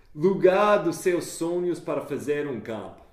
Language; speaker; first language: Portuguese; non-native, fluent; English